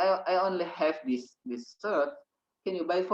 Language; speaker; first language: English; non-native, fluent; Indonesian